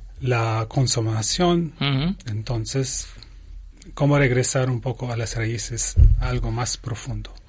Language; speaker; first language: Spanish; non-native, learner; Arabic